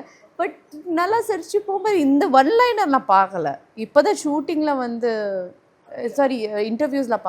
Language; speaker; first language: Tamil; non-native, learner; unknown